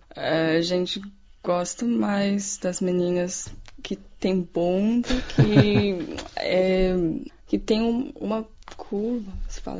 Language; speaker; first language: Portuguese; non-native, fluent; Chinese